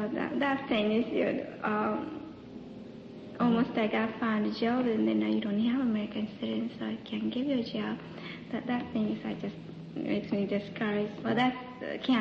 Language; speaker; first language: English; non-native, learner; Japanese